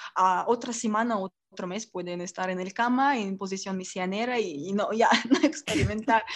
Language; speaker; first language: Spanish; non-native, learner; Russian